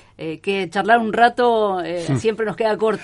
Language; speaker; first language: Spanish; native; Spanish